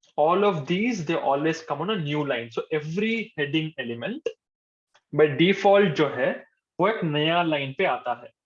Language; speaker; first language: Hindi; non-native, local second language; Telugu